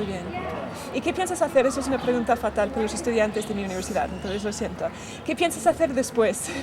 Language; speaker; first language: Spanish; non-native, fluent; English